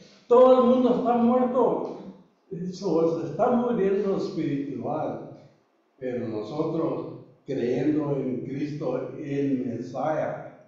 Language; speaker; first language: Spanish; non-native, learner; English